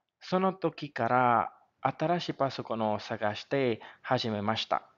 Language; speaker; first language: Japanese; non-native, learner; Spanish